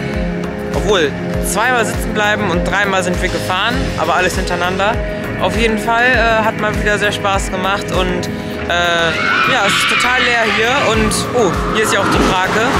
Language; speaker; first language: German; native; German